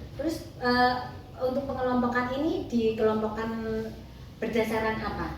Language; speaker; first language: Indonesian; native; Indonesian